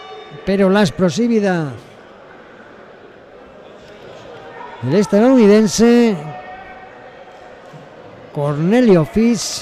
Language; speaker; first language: Spanish; native; Spanish